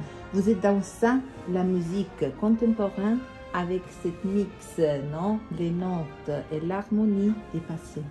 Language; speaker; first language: French; non-native, learner; Serbian